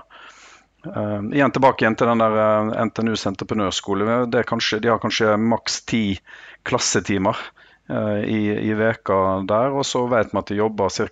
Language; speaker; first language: Norwegian; native; Norwegian